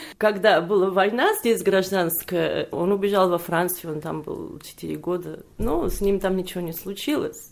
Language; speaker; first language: Russian; non-native, fluent; Catalan